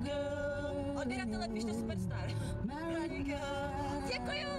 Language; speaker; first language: Czech; native; Czech